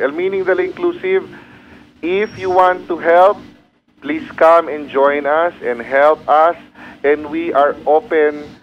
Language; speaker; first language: English; non-native, local second language; Chavacano